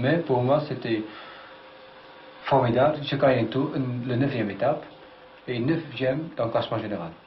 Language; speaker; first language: French; non-native, fluent; Dutch